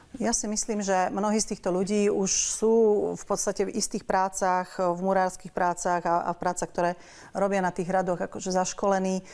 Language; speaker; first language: Slovak; native; Slovak